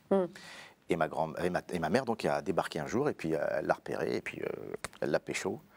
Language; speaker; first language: French; native; French